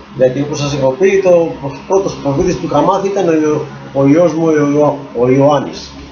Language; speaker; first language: Greek; native; Greek